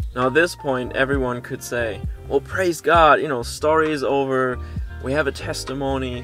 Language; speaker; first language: English; early bilingual, heritage; German